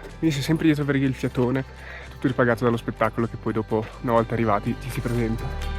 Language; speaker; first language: Italian; native; Italian